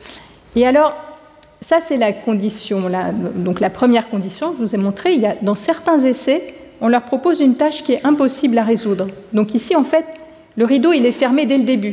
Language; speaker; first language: French; native; French